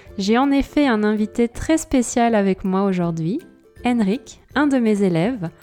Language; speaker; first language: French; native; French